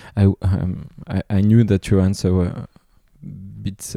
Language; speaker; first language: English; non-native, fluent; French